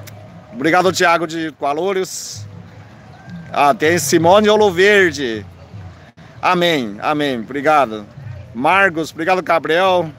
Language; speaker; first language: Portuguese; non-native, fluent; Chinese